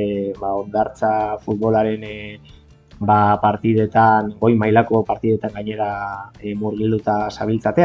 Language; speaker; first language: Basque; native; Basque